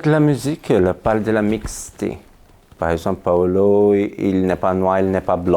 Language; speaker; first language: French; non-native, fluent; Portuguese